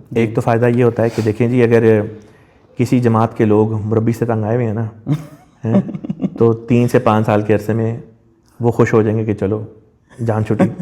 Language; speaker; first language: Urdu; native; Urdu